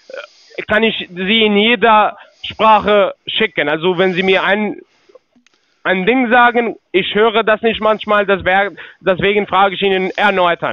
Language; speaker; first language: German; non-native, learner; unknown